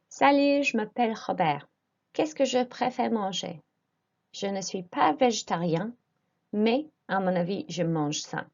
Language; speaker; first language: French; non-native, fluent; English